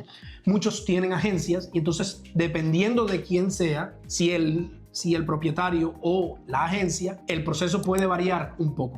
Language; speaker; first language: Spanish; native; Spanish